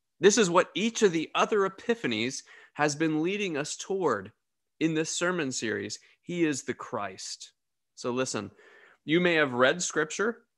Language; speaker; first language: English; native; English